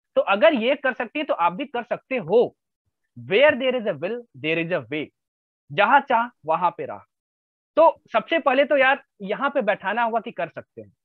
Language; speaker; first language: Hindi; native; Hindi